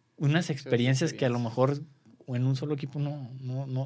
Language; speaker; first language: Spanish; native; Spanish